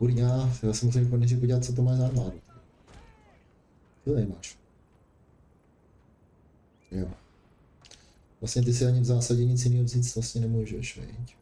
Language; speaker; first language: Czech; native; Czech